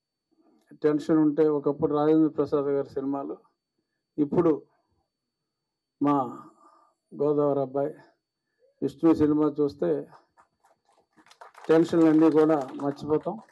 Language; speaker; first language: Telugu; native; Telugu